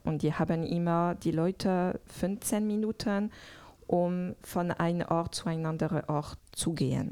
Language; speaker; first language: German; non-native, fluent; French